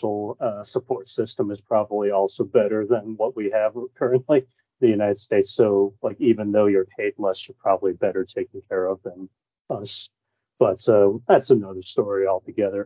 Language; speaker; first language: English; non-native, local second language; Cantonese